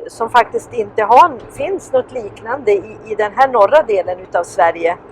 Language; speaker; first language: Swedish; native; Swedish